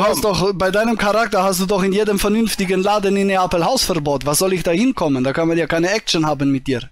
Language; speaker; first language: German; native; German